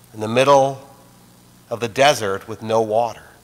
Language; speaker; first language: English; native; English